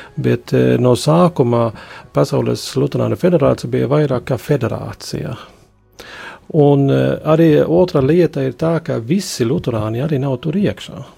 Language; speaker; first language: Latvian; non-native, local second language; Polish